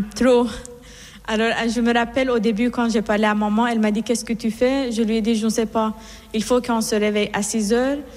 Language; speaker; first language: French; non-native, fluent; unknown